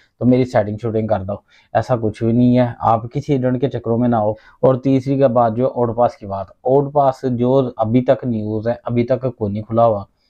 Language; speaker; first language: Urdu; non-native, local second language; Punjabi